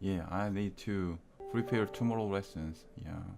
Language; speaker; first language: English; non-native, learner; Korean